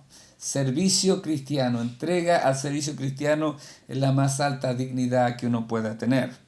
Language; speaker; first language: Spanish; native; Spanish